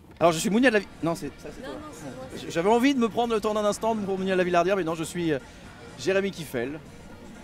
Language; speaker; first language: French; native; French